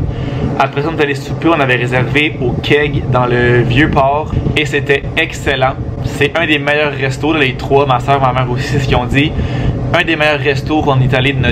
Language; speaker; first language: French; native; French